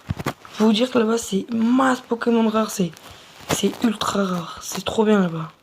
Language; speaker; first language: French; native; French